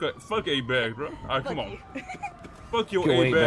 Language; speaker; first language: English; native; English